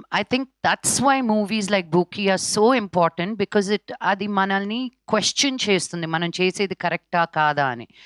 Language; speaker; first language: Telugu; native; Telugu